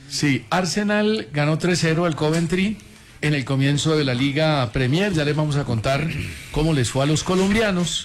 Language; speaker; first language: Spanish; native; Spanish